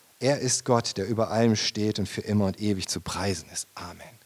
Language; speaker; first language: German; native; German